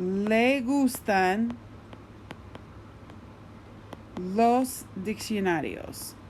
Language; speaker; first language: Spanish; non-native, fluent; English